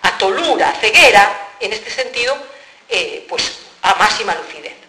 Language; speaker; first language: Spanish; non-native, local second language; Galician